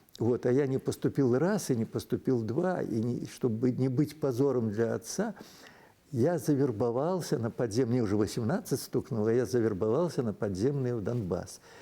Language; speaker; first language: Russian; non-native, local second language; Belarusian